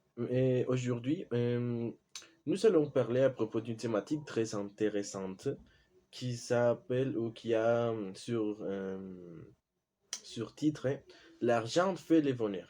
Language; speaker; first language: French; non-native, learner; Spanish